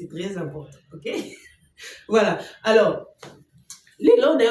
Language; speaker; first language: French; non-native, local second language; Lingala